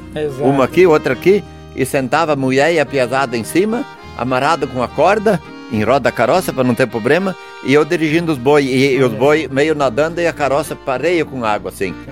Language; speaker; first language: Portuguese; native; Portuguese